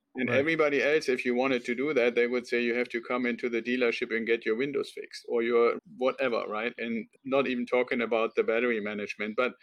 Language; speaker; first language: English; non-native, fluent; German